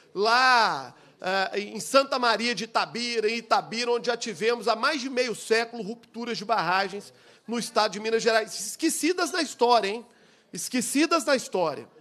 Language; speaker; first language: Portuguese; native; Portuguese